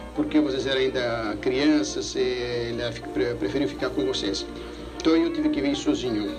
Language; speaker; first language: Portuguese; early bilingual, other home language; Greek